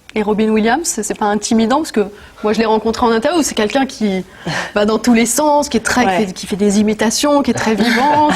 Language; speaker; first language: French; native; French